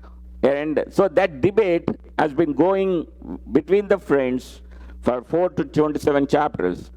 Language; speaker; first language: English; non-native, local second language; Telugu